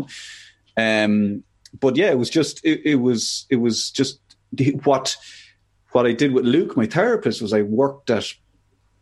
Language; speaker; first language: English; native; English